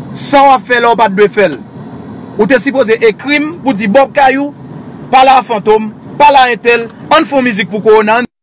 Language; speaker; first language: Haitian Creole; native; Haitian Creole